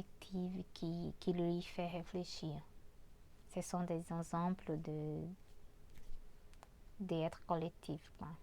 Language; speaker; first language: French; non-native, fluent; Portuguese